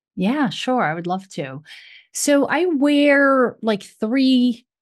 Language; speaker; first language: English; non-native, fluent; Portuguese